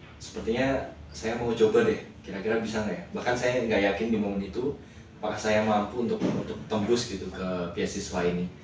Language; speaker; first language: Indonesian; native; Indonesian